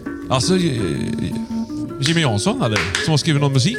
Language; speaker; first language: Swedish; native; Swedish